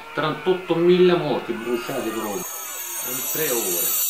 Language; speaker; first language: Italian; non-native, learner; Kurdish